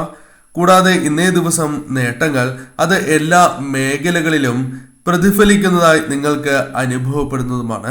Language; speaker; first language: Malayalam; native; Malayalam